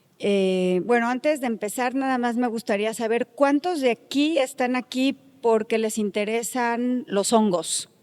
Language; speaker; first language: Spanish; native; Spanish